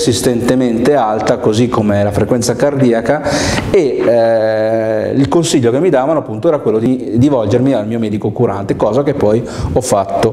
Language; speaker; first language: Italian; native; Italian